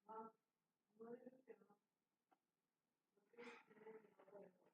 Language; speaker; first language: Spanish; native; Spanish